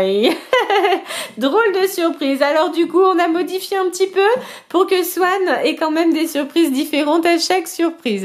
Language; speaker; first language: French; native; French